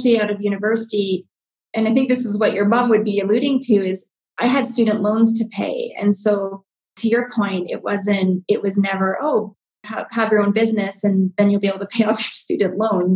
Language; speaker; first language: English; native; English